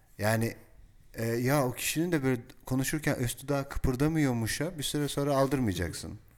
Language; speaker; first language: Turkish; native; Turkish